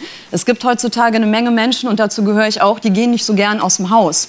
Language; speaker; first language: German; native; German